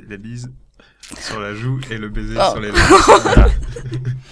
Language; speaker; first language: French; native; French